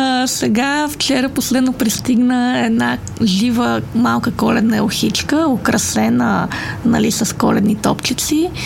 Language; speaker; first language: Bulgarian; native; Bulgarian